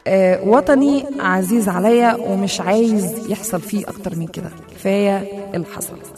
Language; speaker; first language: Arabic; native; Arabic